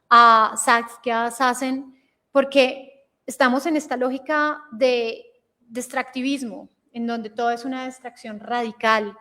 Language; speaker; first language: Spanish; native; Spanish